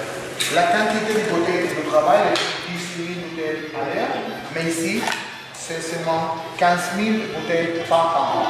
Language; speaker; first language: French; non-native, learner; Spanish